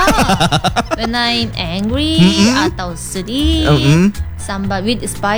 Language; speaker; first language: English; non-native, learner; Indonesian